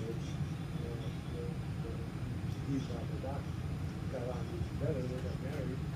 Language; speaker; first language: English; native; English